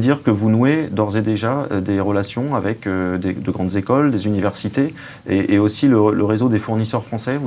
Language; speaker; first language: French; native; French